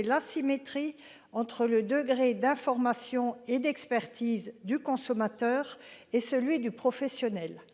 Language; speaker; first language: French; native; French